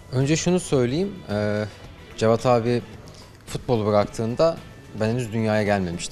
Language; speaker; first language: Turkish; native; Turkish